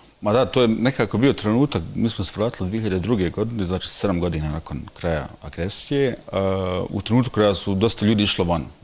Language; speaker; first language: Bosnian; early bilingual, heritage; Bosnian